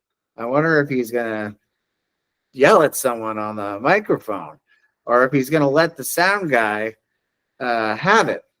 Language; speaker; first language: English; native; English